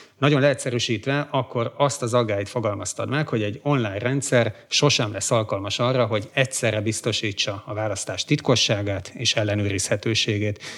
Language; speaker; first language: Hungarian; native; Hungarian